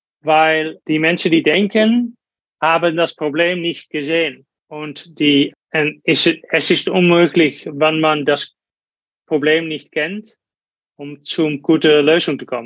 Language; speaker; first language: German; non-native, learner; Dutch